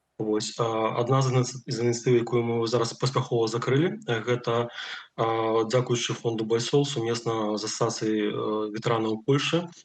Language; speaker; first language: Belarusian; non-native, local second language; Russian